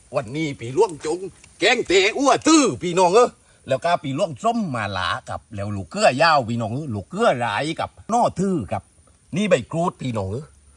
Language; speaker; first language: Thai; native; Thai